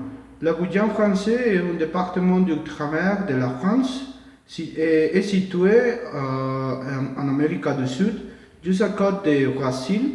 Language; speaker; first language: French; non-native, learner; Portuguese